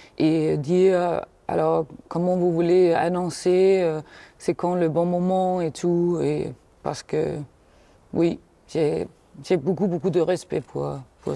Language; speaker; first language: French; non-native, fluent; Danish